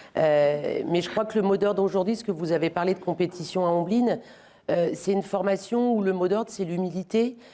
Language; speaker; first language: French; native; French